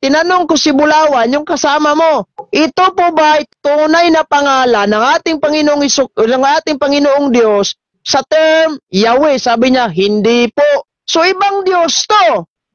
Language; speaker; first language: Filipino; non-native, local second language; Cebuano